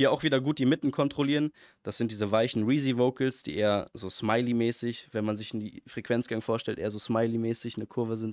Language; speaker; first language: German; native; German